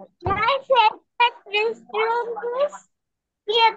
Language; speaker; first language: English; non-native, learner; Bangla